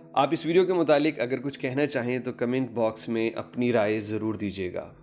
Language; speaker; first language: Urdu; non-native, local second language; Punjabi